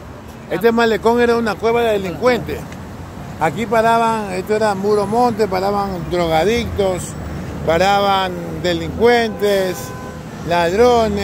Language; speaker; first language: Spanish; native; Spanish